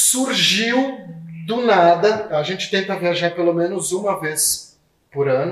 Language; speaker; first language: Portuguese; native; Portuguese